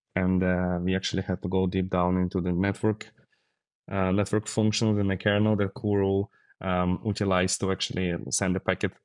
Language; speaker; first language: English; non-native, fluent; Russian